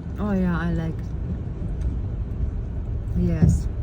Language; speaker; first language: English; non-native, fluent; Turkish